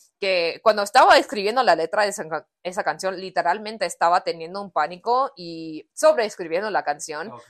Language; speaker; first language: Spanish; early bilingual, heritage; Spanish